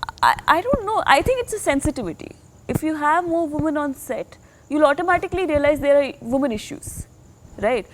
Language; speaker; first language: English; non-native, local second language; Tamil